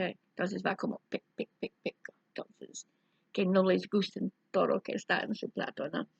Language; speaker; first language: Spanish; non-native, fluent; English